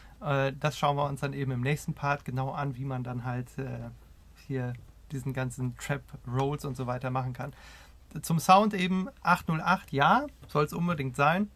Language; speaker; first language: German; native; German